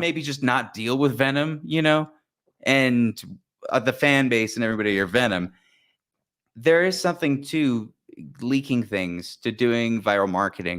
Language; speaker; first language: English; native; English